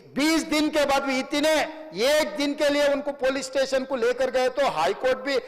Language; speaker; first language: Hindi; non-native, local second language; Telugu